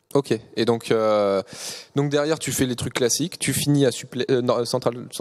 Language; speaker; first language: French; native; French